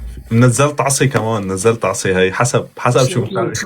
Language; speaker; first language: Arabic; native; Arabic